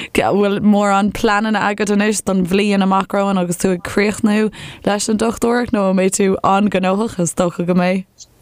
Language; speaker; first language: Irish; non-native, local second language; English